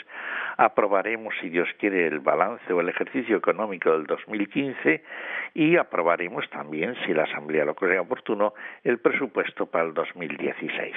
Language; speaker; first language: Spanish; native; Spanish